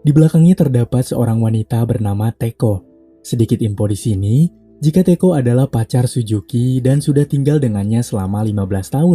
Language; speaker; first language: Indonesian; native; Indonesian